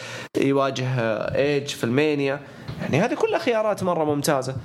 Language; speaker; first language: Arabic; native; Arabic